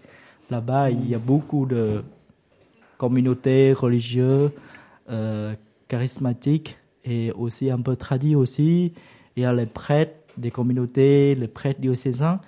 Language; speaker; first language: French; non-native, learner; Vietnamese